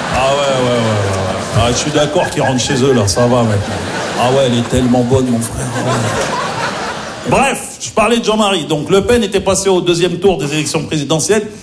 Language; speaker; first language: French; early bilingual, other home language; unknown